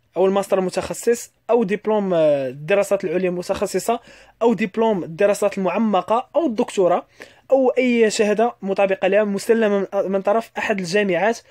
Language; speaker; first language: Arabic; native; Arabic